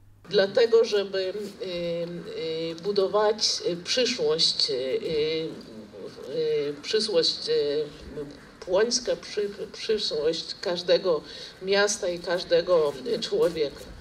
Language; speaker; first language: Polish; non-native, learner; Russian